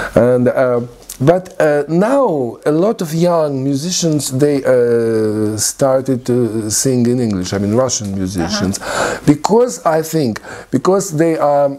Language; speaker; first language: English; non-native, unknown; Russian